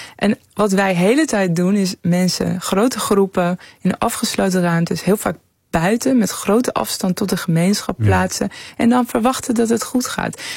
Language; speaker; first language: Dutch; early bilingual, other home language; Persian